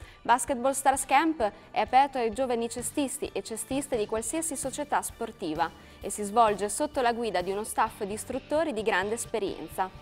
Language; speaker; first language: Italian; native; Italian